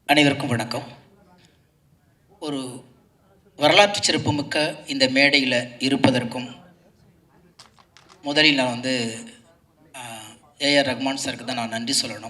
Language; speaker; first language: Tamil; native; Tamil